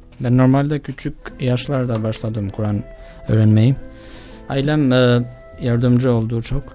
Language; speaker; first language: Turkish; non-native, learner; Albanian